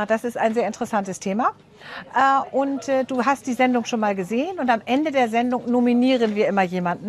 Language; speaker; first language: German; native; German